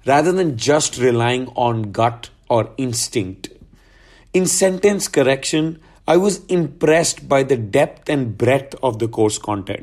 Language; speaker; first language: English; non-native, local second language; Hindi